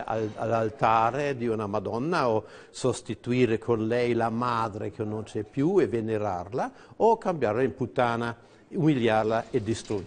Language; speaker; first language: Italian; non-native, fluent; German